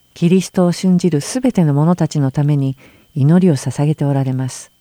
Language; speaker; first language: Japanese; native; Japanese